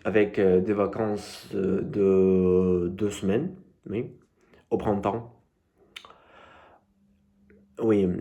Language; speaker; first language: French; non-native, learner; Russian